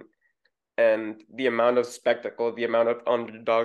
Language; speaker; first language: English; non-native, fluent; Spanish